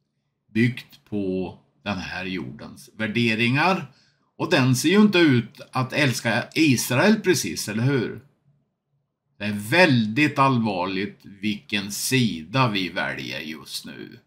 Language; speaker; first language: Swedish; native; Swedish